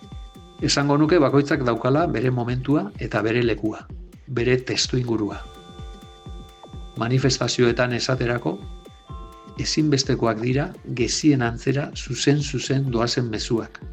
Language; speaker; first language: Basque; native; Basque